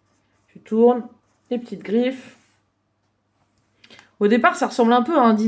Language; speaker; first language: French; native; French